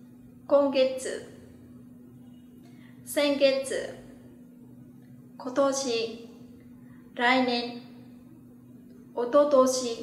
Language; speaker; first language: Japanese; non-native, fluent; Vietnamese